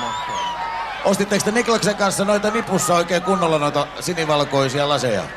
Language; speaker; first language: Finnish; native; Finnish